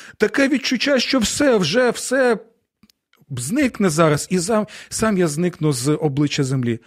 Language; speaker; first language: Ukrainian; non-native, local second language; Russian